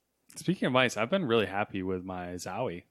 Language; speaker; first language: English; native; English